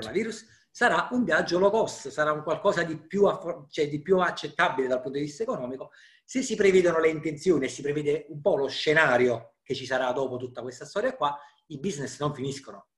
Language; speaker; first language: Italian; native; Italian